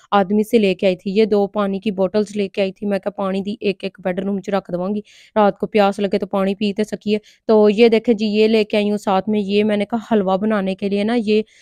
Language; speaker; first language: Urdu; non-native, local second language; Punjabi